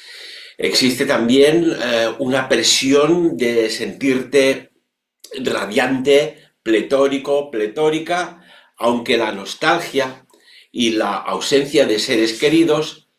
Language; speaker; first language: Spanish; non-native, local second language; Catalan